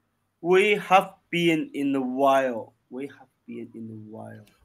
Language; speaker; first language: English; non-native, learner; Chinese